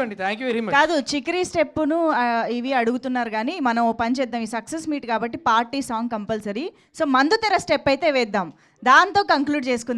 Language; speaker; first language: Telugu; native; Telugu